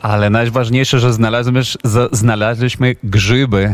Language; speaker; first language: Polish; non-native, fluent; Ukrainian